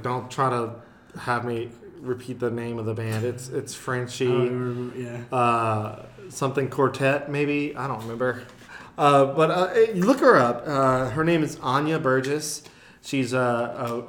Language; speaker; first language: English; native; English